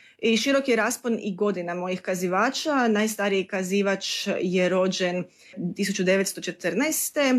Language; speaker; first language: Croatian; native; Croatian